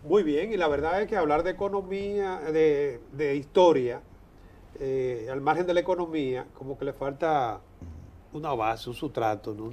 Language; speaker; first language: Spanish; native; Spanish